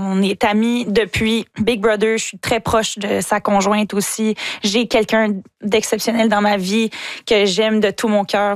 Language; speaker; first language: French; native; French